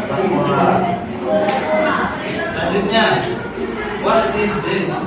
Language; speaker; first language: English; non-native, local second language; Javanese